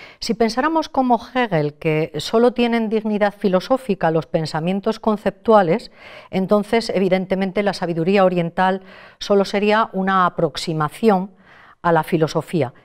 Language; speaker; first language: Spanish; native; Spanish